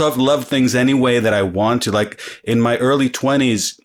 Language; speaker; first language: English; early bilingual, other home language; Spanish